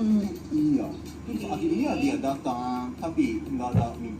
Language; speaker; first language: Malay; non-native, fluent; Japanese